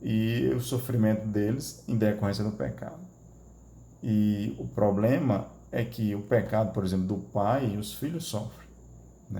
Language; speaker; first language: Portuguese; native; Portuguese